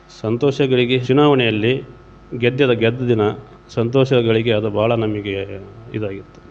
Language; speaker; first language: Kannada; native; Kannada